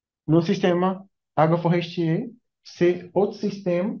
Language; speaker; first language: French; non-native, learner; Portuguese